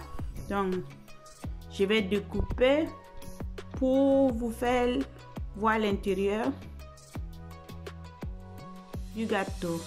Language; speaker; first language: French; non-native, fluent; Italian